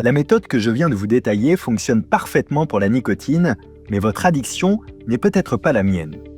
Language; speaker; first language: French; native; French